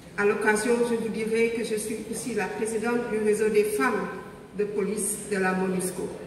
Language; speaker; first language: French; non-native, local second language; Wolof